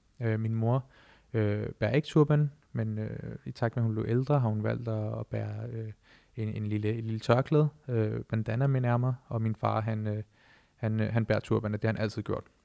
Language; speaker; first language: Danish; early bilingual, other home language; Punjabi